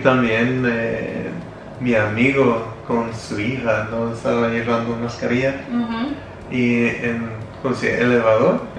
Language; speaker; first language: Spanish; non-native, learner; English